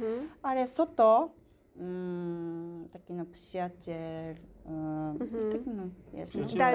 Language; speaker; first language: Polish; non-native, learner; Japanese